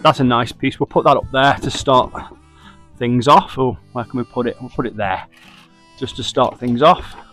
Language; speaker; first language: English; native; English